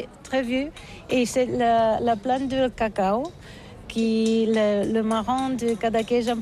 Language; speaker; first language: French; non-native, learner; Catalan